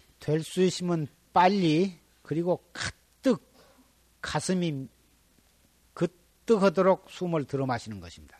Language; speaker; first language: Korean; native; Korean